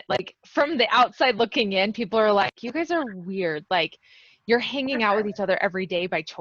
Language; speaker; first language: English; native; English